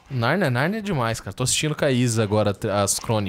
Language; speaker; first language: Portuguese; native; Portuguese